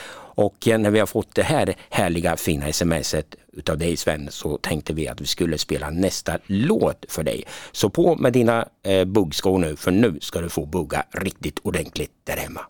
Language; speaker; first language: Swedish; native; Swedish